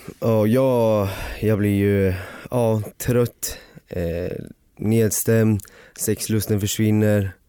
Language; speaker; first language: Swedish; early bilingual, other home language; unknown